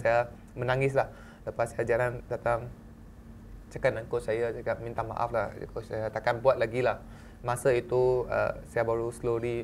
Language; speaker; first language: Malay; non-native, local second language; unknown